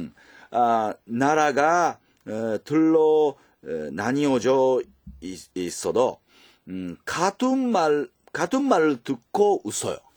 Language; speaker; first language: Korean; early bilingual, heritage; Japanese